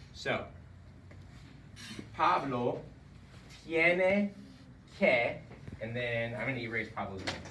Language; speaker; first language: Spanish; non-native, fluent; English